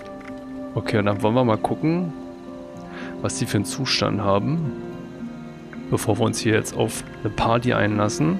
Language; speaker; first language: German; native; German